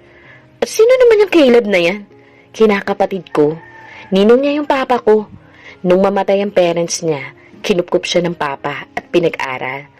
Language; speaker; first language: Filipino; native; Filipino